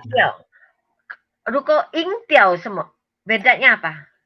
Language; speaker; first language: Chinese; non-native, learner; Indonesian